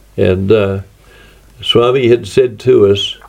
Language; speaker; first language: English; native; English